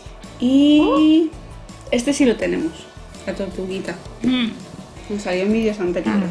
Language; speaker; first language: Spanish; native; Spanish